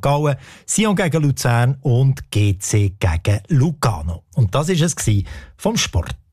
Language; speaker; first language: German; native; German